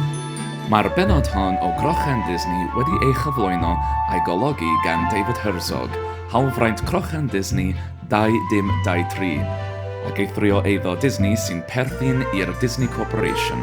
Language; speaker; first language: Welsh; non-native, learner; English